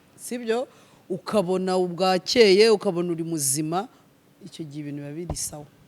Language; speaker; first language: Kinyarwanda; native; Kinyarwanda